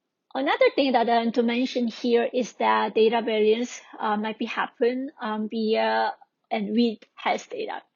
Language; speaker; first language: English; non-native, fluent; Korean